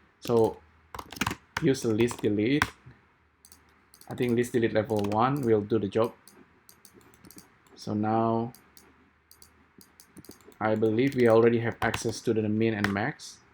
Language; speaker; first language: English; non-native, fluent; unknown